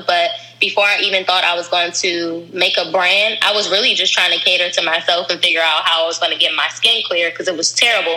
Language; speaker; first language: English; native; English